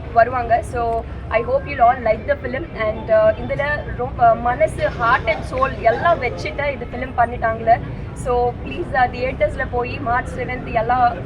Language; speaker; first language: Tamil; non-native, learner; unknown